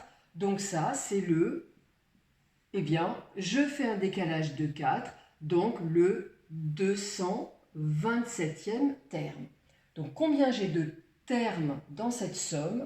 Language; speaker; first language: French; native; French